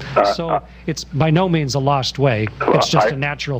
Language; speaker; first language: English; native; English